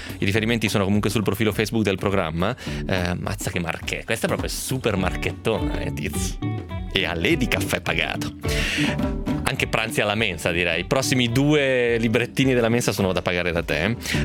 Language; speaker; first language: Italian; native; Italian